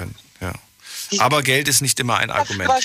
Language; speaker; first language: German; native; German